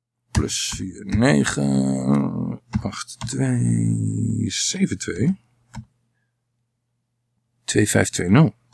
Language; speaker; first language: Dutch; native; Dutch